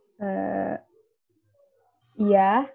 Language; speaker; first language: English; non-native, learner; Indonesian